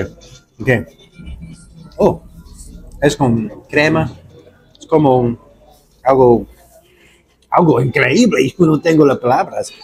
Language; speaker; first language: Spanish; non-native, learner; English